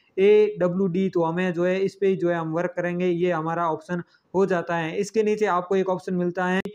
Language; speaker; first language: Hindi; native; Hindi